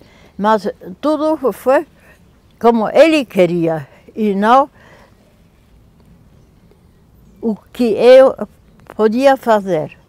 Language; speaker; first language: Portuguese; non-native, fluent; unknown